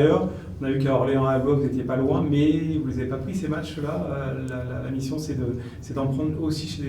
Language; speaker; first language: French; native; French